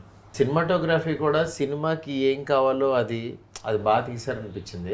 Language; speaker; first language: Telugu; native; Telugu